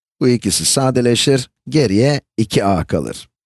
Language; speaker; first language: Turkish; native; Turkish